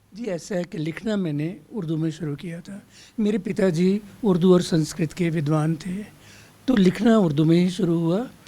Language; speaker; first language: Hindi; non-native, local second language; Dogri